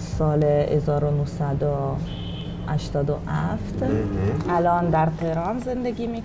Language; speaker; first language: Persian; non-native, learner; Italian